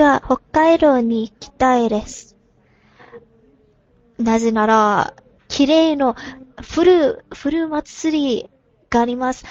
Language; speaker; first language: Japanese; non-native, learner; English